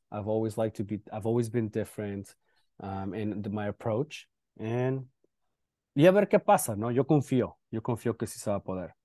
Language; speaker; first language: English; early bilingual, other home language; Spanish